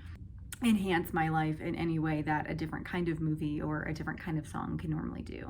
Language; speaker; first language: English; native; English